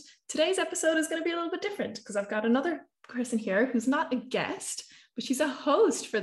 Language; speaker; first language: English; native; English